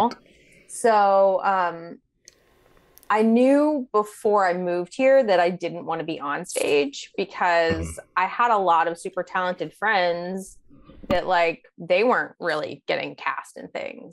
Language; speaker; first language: English; native; English